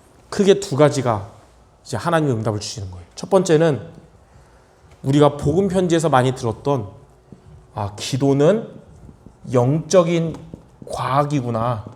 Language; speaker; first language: Korean; native; Korean